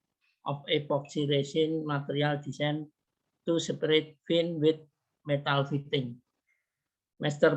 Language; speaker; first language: English; non-native, learner; Indonesian